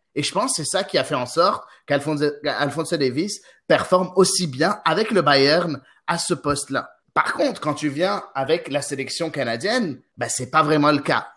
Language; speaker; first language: French; non-native, local second language; Arabic